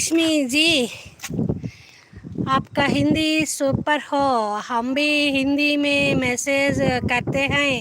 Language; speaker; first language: Hindi; non-native, learner; Telugu